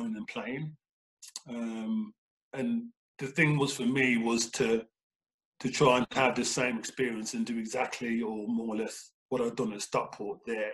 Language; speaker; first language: English; native; English